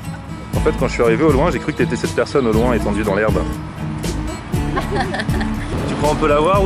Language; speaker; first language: French; native; French